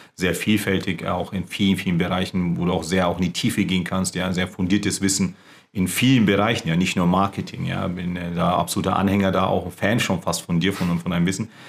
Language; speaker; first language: German; early bilingual, other home language; Turkish